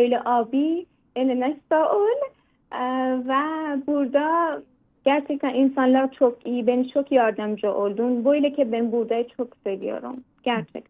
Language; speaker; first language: Turkish; non-native, learner; Persian